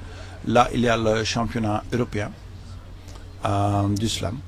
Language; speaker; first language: French; non-native, local second language; Dutch